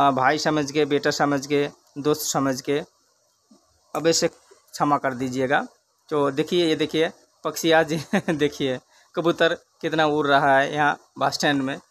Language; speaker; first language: Hindi; non-native, local second language; Bangla